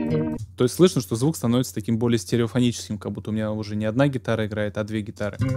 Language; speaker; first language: Russian; native; Russian